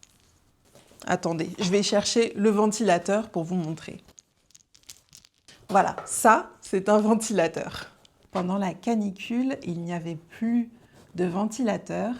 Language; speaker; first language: French; native; French